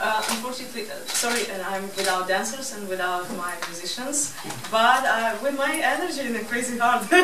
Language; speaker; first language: English; non-native, learner; Ukrainian